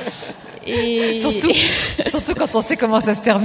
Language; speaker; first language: French; native; French